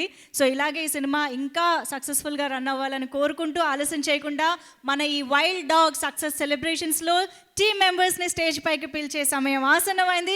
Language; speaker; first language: Telugu; native; Telugu